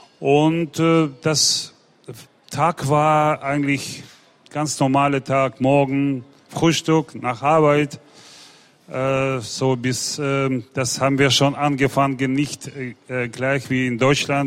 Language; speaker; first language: German; non-native, fluent; Russian